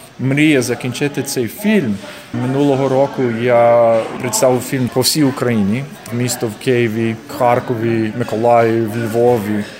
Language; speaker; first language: Ukrainian; early bilingual, heritage; Ukrainian